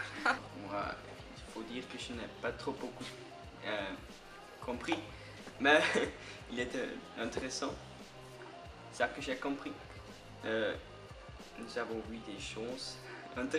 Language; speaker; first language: French; non-native, learner; German